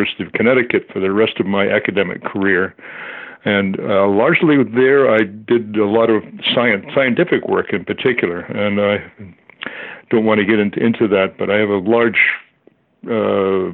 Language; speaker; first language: English; native; English